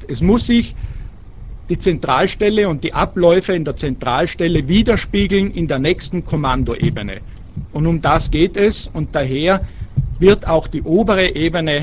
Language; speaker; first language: German; native; German